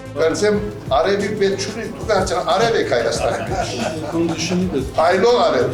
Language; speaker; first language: Armenian; early bilingual, heritage; Armenian